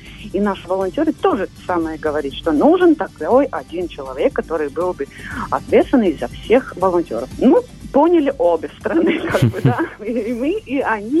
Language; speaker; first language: Russian; non-native, local second language; Latvian